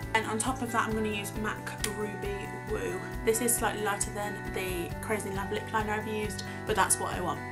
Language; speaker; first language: English; native; English